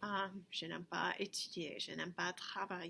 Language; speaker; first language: French; non-native, fluent; English